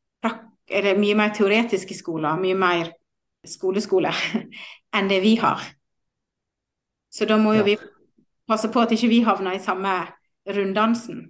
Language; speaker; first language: Norwegian; native; Norwegian